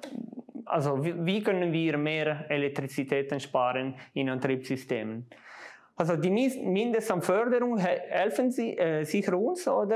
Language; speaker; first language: German; non-native, local second language; Italian